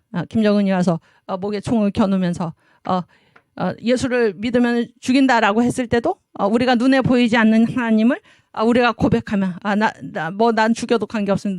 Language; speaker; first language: Korean; native; Korean